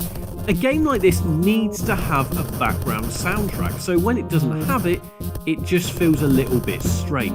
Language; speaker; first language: English; native; English